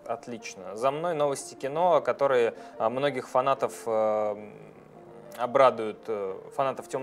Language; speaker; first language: Russian; native; Russian